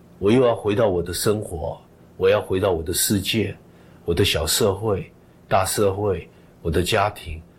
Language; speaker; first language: Chinese; native; Chinese